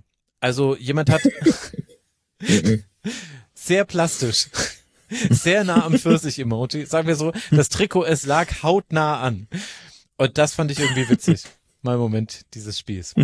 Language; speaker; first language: German; native; German